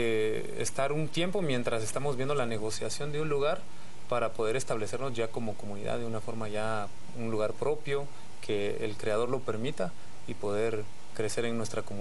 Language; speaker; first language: Spanish; native; Spanish